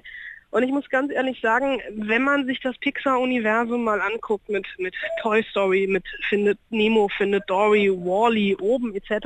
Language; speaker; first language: German; native; German